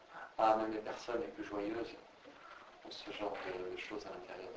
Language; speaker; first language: French; native; French